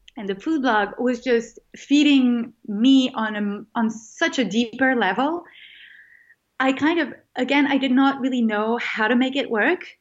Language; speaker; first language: English; non-native, fluent; French